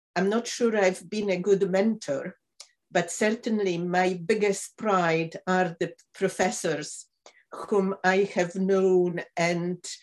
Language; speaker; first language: English; non-native, fluent; Polish